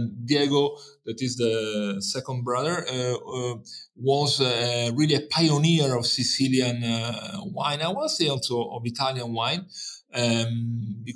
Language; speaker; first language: English; non-native, fluent; Italian